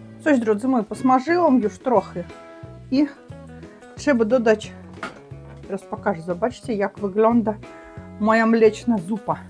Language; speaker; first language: Polish; non-native, learner; Russian